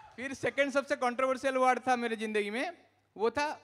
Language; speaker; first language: Hindi; non-native, local second language; Odia